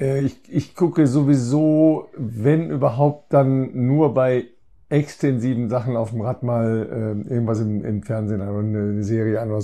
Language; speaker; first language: German; native; German